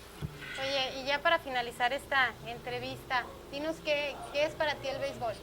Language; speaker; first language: Spanish; native; Spanish